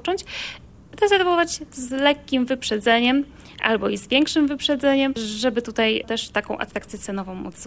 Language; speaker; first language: Polish; native; Polish